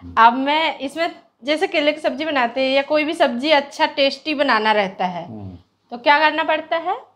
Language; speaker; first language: Hindi; native; Hindi